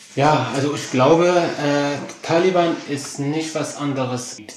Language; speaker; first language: German; non-native, fluent; Arabic